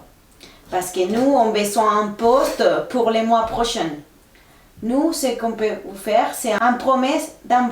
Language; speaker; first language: French; non-native, fluent; Spanish